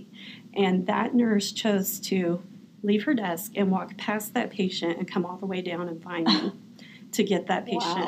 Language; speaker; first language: English; native; English